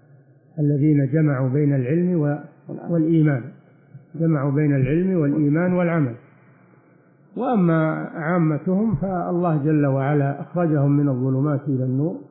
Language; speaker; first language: Arabic; native; Arabic